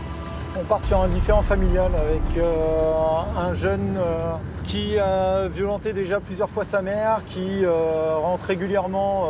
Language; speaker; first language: French; native; French